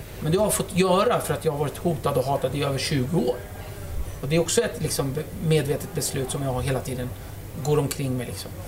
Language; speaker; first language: Swedish; early bilingual, other home language; Kurdish